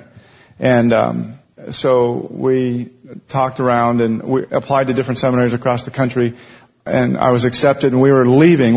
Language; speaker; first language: English; native; English